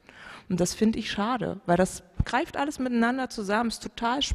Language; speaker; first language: German; native; German